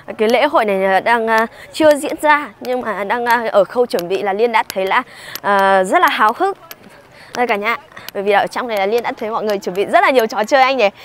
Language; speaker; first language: Vietnamese; non-native, local second language; Hmong